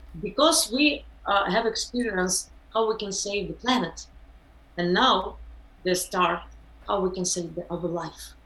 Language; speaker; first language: English; non-native, learner; Ukrainian